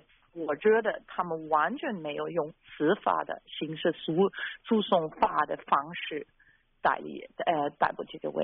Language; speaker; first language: Chinese; non-native, fluent; German